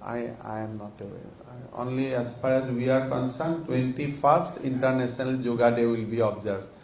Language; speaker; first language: English; non-native, local second language; Assamese